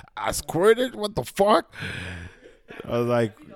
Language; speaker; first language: English; non-native, fluent; French